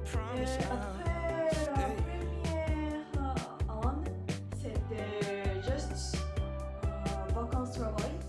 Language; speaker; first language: French; non-native, learner; Japanese